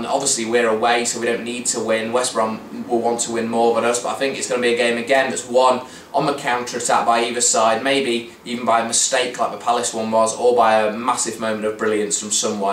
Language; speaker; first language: English; native; English